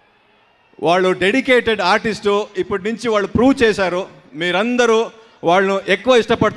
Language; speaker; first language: Telugu; non-native, learner; Kannada